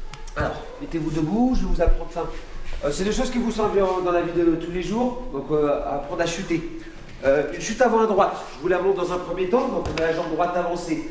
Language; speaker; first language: French; native; French